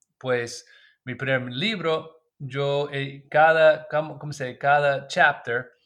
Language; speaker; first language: Spanish; non-native, learner; English